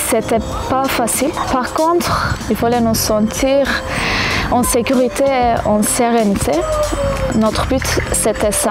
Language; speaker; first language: French; non-native, fluent; Kurdish